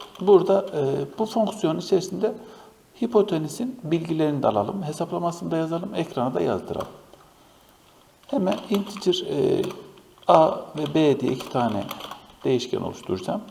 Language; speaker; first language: Turkish; native; Turkish